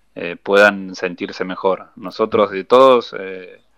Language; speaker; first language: Spanish; native; Spanish